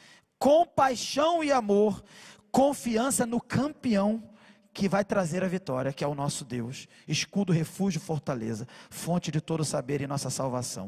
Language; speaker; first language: Portuguese; native; Portuguese